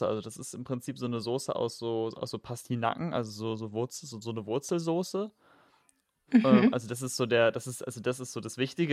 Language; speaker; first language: German; native; German